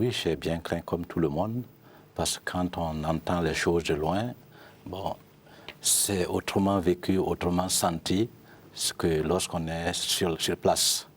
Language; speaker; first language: French; non-native, local second language; Mossi